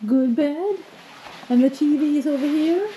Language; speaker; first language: English; non-native, fluent; Swedish